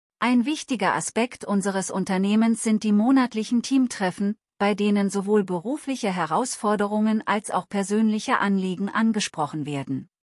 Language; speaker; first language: German; non-native, learner; Telugu